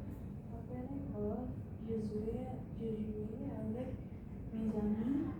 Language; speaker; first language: French; non-native, learner; Indonesian